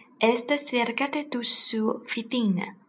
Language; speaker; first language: Spanish; non-native, learner; Chinese